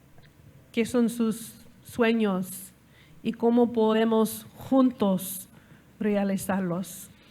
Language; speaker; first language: Spanish; non-native, learner; English